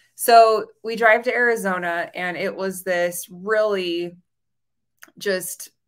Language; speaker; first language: English; native; English